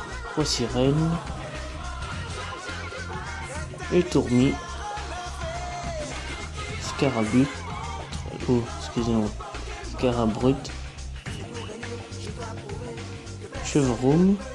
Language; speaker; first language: French; native; French